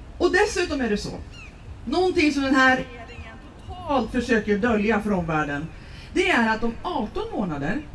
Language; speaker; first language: Swedish; native; Swedish